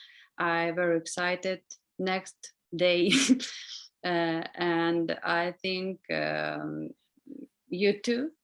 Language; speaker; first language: English; non-native, learner; Ukrainian